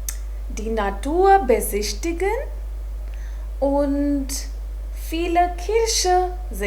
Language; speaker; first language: German; non-native, fluent; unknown